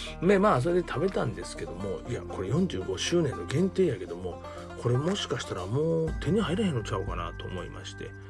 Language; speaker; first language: Japanese; native; Japanese